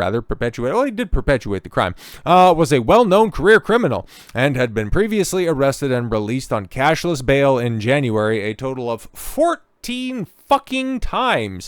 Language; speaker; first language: English; native; English